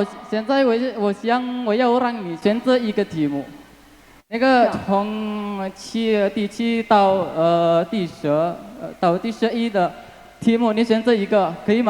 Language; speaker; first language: Chinese; non-native, fluent; Indonesian